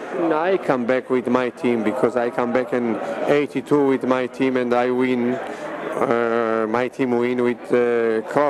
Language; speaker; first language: English; non-native, learner; Italian